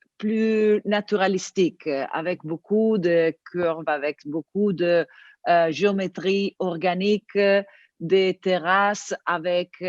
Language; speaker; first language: French; non-native, fluent; Italian